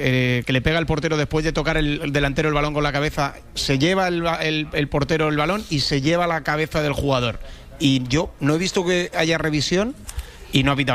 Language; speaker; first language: Spanish; native; Spanish